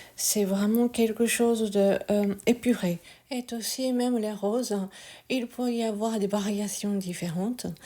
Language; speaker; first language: French; non-native, fluent; Japanese